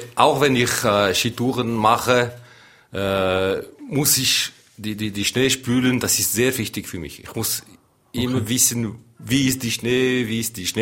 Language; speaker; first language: German; non-native, local second language; French